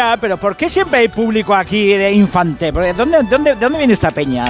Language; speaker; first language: Spanish; native; Spanish